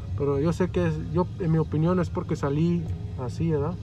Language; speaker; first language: Spanish; early bilingual, heritage; Spanish